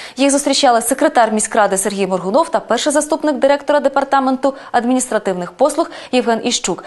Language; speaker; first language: Ukrainian; native; Ukrainian